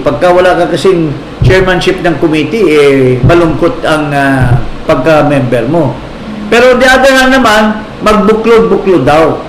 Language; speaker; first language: Filipino; non-native, local second language; Cebuano